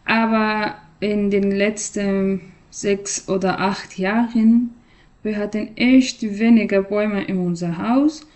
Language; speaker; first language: German; non-native, learner; Persian